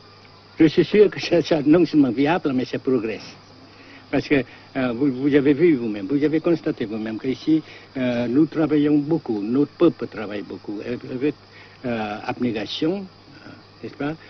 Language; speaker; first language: French; non-native, fluent; Vietnamese